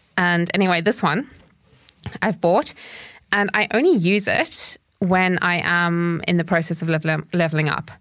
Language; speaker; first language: English; native; English